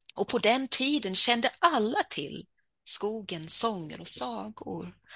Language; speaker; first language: Swedish; early bilingual, other home language; English